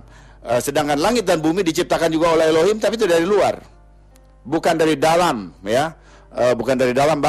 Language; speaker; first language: Indonesian; native; Indonesian